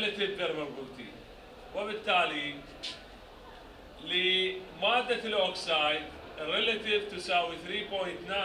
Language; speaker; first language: Arabic; native; Arabic